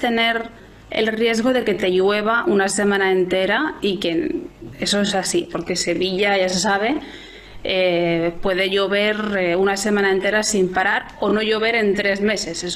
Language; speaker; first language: Spanish; native; Spanish